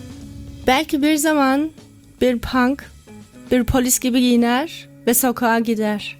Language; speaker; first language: Turkish; non-native, learner; German